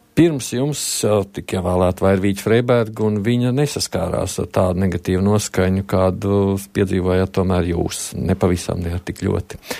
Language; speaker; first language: Latvian; native; Latvian